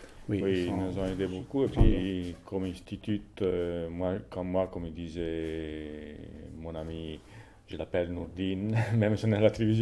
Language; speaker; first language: French; non-native, fluent; Italian